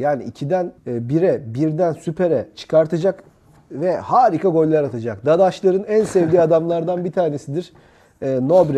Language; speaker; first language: Turkish; native; Turkish